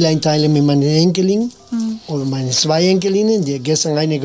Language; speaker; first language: German; non-native, learner; Spanish